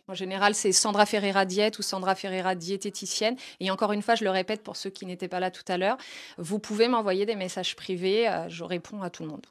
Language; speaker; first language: French; native; French